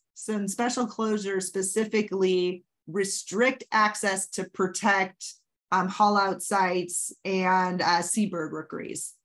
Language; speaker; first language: English; native; English